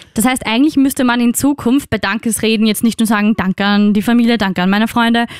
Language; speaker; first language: German; non-native, fluent; Spanish